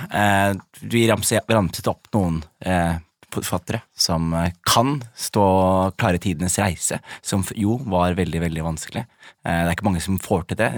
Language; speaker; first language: Norwegian; early bilingual, other home language; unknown